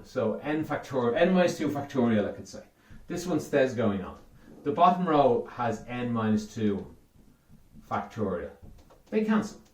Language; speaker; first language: English; native; English